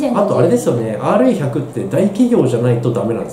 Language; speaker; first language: Japanese; native; Japanese